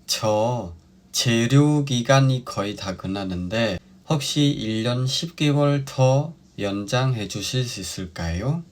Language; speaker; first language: Korean; non-native, fluent; Khmer